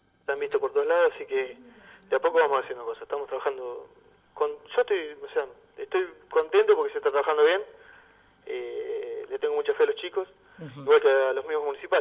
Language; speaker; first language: Spanish; native; Spanish